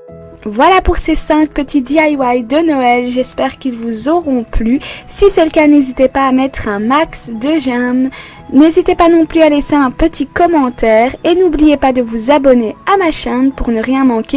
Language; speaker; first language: French; native; French